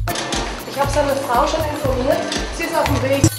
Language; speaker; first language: German; native; German